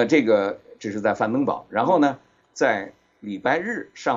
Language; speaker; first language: Chinese; native; Chinese